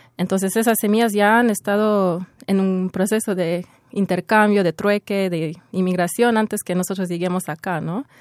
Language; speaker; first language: Spanish; early bilingual, heritage; Spanish